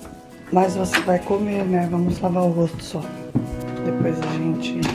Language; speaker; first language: Portuguese; native; Portuguese